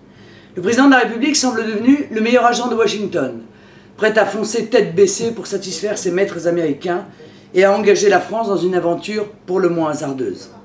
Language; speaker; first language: French; native; French